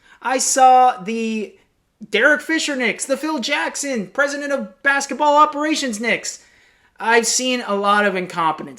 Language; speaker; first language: English; native; English